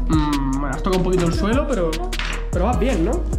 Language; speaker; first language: Spanish; native; Spanish